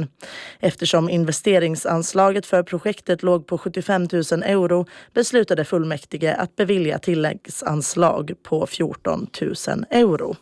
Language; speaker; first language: Swedish; native; Swedish